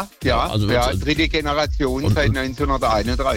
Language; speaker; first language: German; native; German